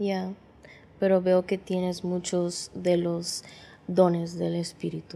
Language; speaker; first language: Spanish; early bilingual, heritage; English